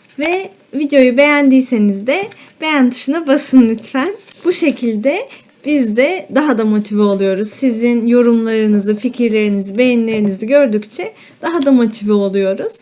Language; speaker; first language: Turkish; native; Turkish